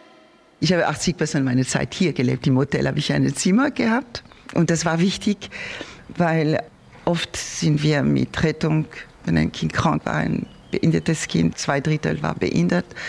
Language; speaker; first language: German; non-native, fluent; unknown